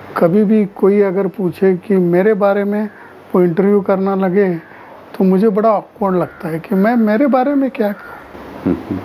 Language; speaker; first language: Hindi; non-native, local second language; Marathi